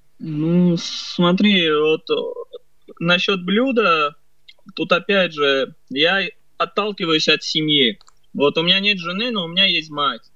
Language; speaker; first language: Russian; early bilingual, other home language; Armenian